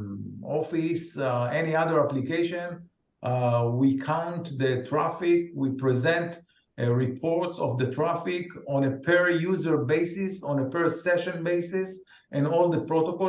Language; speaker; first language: English; non-native, fluent; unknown